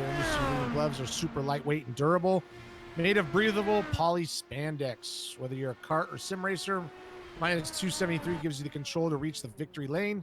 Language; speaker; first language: English; native; English